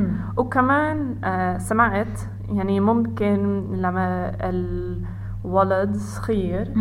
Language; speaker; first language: Arabic; non-native, learner; English